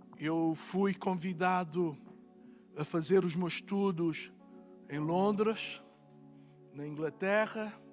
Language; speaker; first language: Portuguese; native; Portuguese